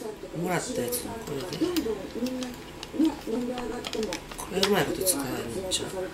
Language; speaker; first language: Japanese; native; Japanese